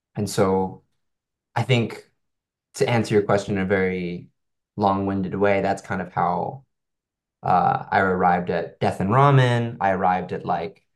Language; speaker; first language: English; non-native, local second language; Cantonese